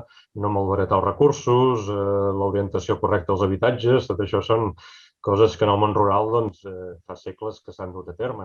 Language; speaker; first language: Catalan; native; Catalan